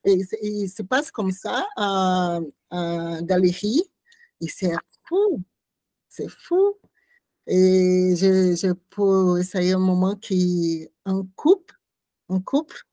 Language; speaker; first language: French; non-native, learner; Portuguese